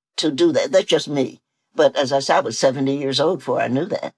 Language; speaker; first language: English; native; English